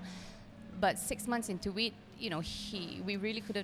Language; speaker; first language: English; non-native, local second language; Cantonese